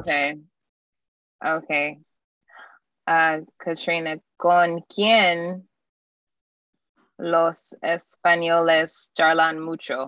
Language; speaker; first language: Spanish; non-native, learner; English